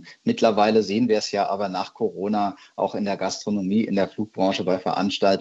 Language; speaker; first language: German; native; German